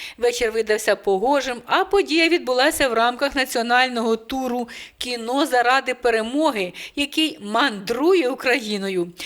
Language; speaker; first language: Ukrainian; native; Ukrainian